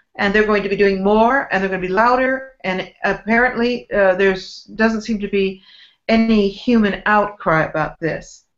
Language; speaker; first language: English; native; English